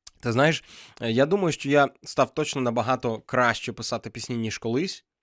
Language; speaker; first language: Ukrainian; non-native, local second language; Russian